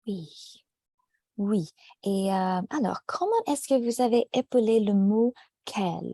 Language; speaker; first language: French; native; French